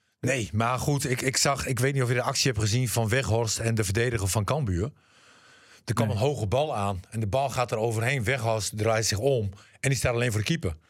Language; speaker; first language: Dutch; native; Dutch